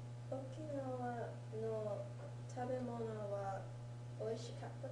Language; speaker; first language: Japanese; non-native, learner; English